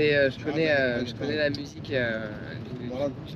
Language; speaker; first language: French; native; French